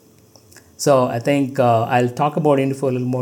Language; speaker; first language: English; non-native, local second language; Tamil